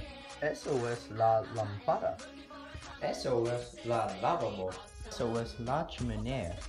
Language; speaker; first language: Spanish; non-native, learner; English